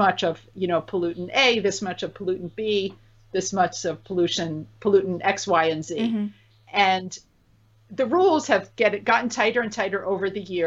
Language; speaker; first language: English; native; English